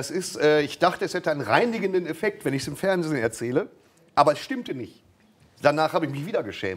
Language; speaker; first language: German; native; German